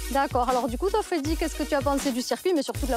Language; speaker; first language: French; native; French